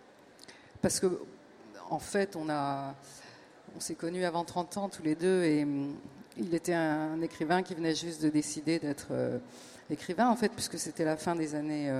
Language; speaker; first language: French; native; French